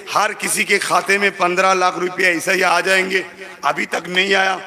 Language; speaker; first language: Hindi; non-native, local second language; Bangla